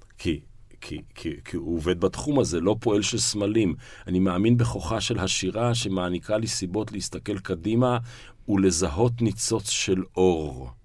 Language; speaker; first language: Hebrew; native; Hebrew